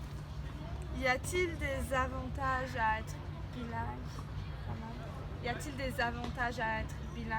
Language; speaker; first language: French; non-native, learner; Turkish